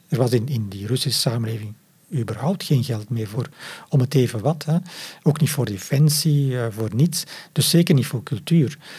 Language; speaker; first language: Dutch; native; Dutch